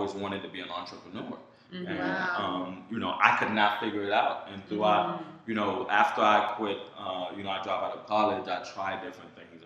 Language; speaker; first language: English; early bilingual, other home language; Haitian Creole